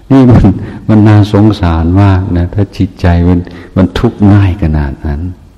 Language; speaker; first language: Thai; non-native, fluent; English